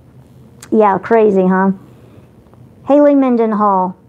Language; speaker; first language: English; native; English